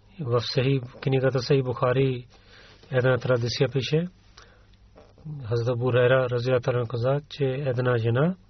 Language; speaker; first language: Bulgarian; non-native, learner; Urdu